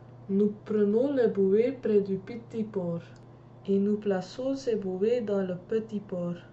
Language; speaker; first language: French; non-native, local second language; Dutch